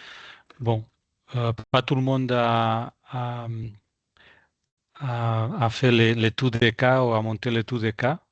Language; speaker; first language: French; non-native, fluent; Spanish